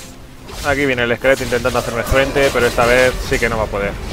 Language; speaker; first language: Spanish; native; Spanish